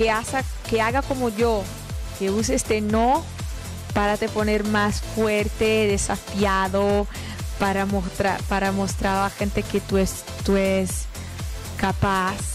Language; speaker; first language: Spanish; non-native, fluent; Portuguese